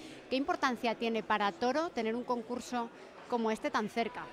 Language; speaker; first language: Spanish; native; Spanish